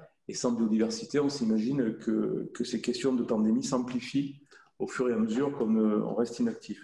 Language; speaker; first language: French; native; French